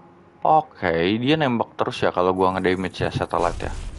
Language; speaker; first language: Indonesian; native; Indonesian